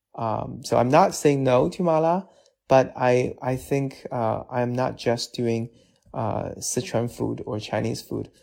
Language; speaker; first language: English; non-native, fluent; Chinese